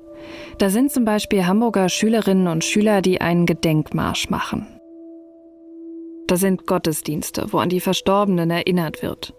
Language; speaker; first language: German; native; German